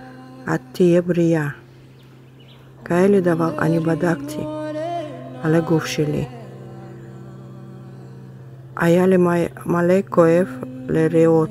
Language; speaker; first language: Hebrew; non-native, learner; Russian